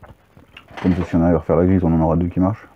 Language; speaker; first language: French; native; French